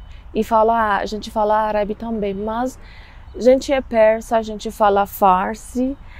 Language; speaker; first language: Portuguese; non-native, learner; Persian